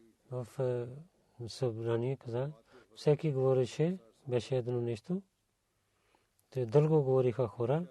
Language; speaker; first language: Bulgarian; non-native, learner; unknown